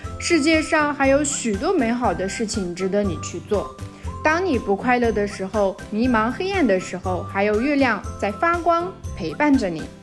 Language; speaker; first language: Chinese; non-native, local second language; Uyghur